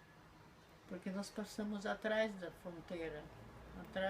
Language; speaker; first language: Portuguese; non-native, fluent; Polish